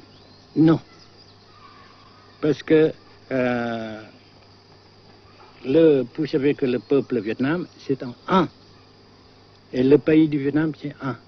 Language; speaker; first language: French; non-native, local second language; Vietnamese